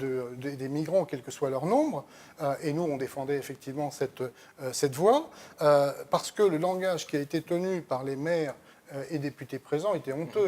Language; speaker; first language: French; native; French